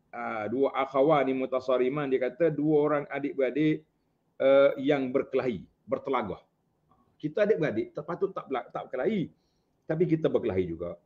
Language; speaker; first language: Malay; native; Malay